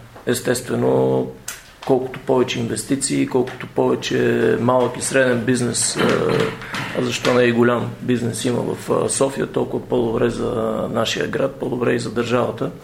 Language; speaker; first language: Bulgarian; native; Bulgarian